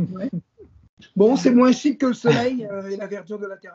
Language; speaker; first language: French; native; French